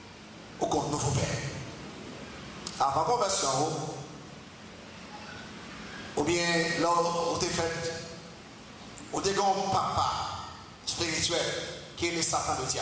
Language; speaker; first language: French; non-native, local second language; Haitian Creole